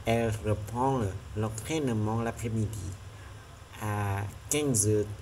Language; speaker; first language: French; non-native, learner; Vietnamese